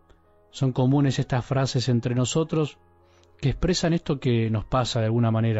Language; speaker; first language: Spanish; native; Spanish